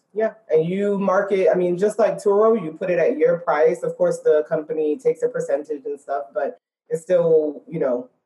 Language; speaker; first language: English; native; English